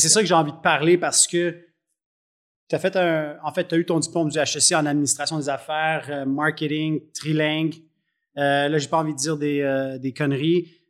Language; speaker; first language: French; native; French